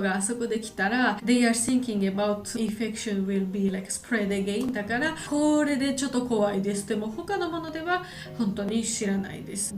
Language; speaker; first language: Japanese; non-native, learner; Georgian